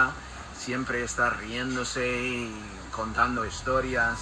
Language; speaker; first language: Spanish; non-native, fluent; English